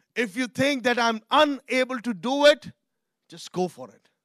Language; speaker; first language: English; non-native, local second language; Urdu